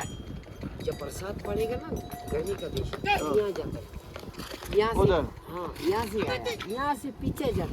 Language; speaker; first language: Hindi; non-native, local second language; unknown